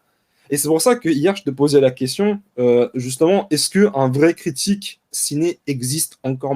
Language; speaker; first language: French; native; French